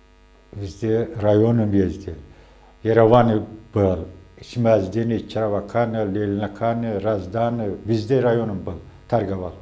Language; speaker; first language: Russian; non-native, learner; Azerbaijani